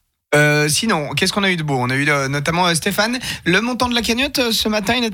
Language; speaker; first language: French; native; French